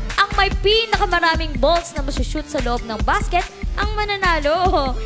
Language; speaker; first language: Filipino; native; Filipino